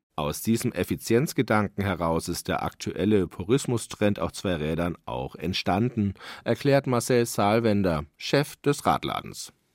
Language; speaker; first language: German; native; German